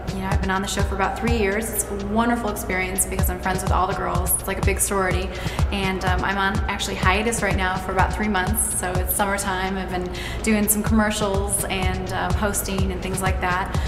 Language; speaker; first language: English; native; English